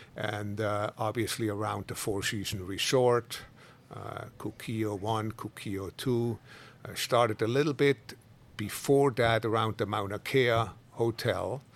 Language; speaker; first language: English; non-native, fluent; Swiss German